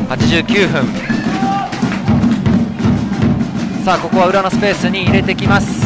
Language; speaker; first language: Japanese; native; Japanese